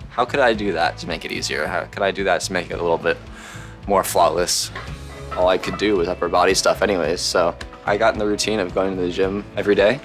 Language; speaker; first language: English; native; English